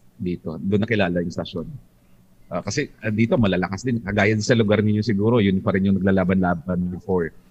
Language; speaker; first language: Filipino; non-native, local second language; Hiligaynon